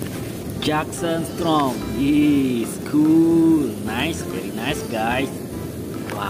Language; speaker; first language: English; non-native, learner; Indonesian